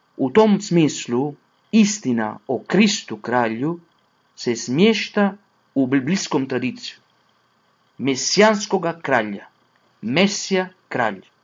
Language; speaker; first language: Croatian; non-native, fluent; Italian